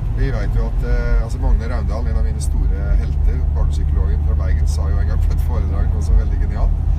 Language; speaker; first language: Norwegian; early bilingual, other home language; Arabic